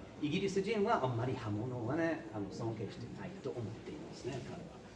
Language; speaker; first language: Japanese; non-native, fluent; English